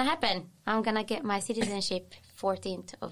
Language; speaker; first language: English; non-native, fluent; Finnish